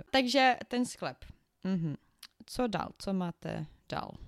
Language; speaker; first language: Czech; non-native, fluent; Ukrainian